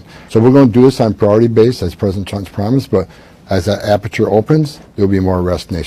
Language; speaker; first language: English; native; English